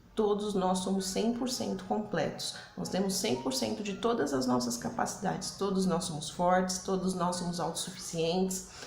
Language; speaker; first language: Portuguese; early bilingual, other home language; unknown